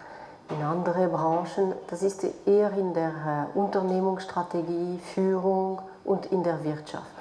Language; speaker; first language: German; non-native, fluent; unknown